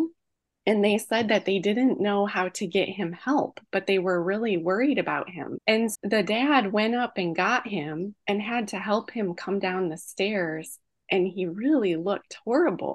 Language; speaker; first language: English; native; English